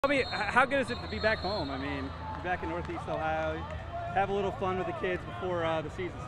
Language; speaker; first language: English; native; English